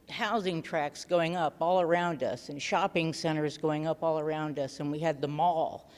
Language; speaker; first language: English; native; English